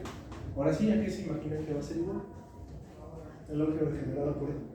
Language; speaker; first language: Spanish; native; Spanish